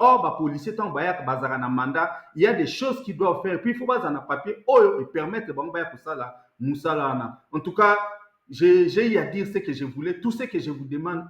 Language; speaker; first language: French; non-native, local second language; Lingala